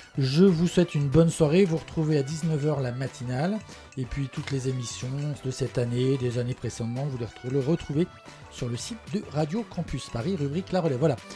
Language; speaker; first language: French; native; French